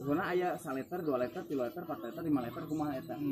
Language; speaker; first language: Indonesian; non-native, local second language; Sundanese